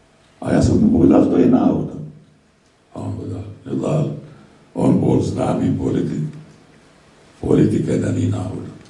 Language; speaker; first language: Slovak; non-native, fluent; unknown